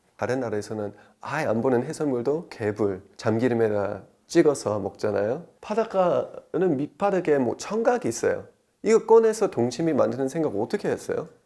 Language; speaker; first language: Korean; non-native, fluent; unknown